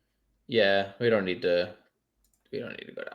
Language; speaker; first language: English; native; English